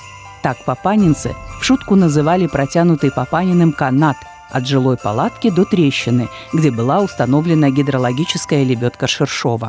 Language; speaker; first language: Russian; native; Russian